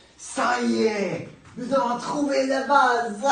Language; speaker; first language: French; non-native, learner; English